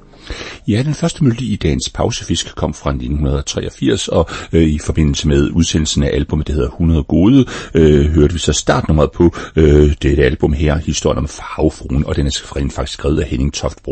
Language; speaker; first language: Danish; native; Danish